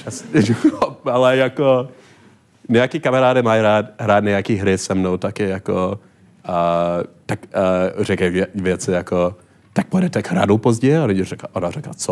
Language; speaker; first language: Czech; non-native, learner; English